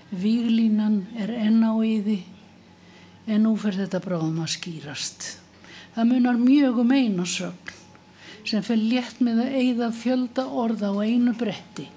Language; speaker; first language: Icelandic; native; Icelandic